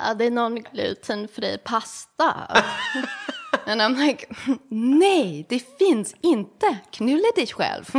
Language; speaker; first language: Swedish; non-native, learner; English